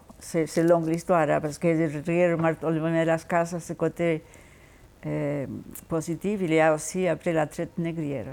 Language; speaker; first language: French; non-native, fluent; Spanish